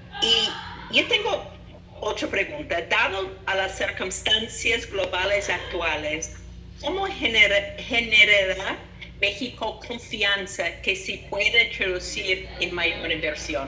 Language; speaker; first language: Spanish; non-native, fluent; English